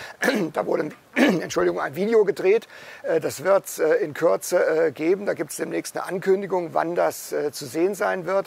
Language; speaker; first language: German; native; German